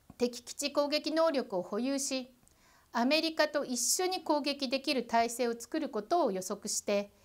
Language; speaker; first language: Japanese; native; Japanese